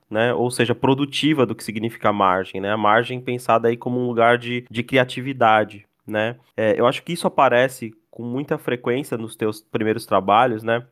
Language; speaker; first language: Portuguese; native; Portuguese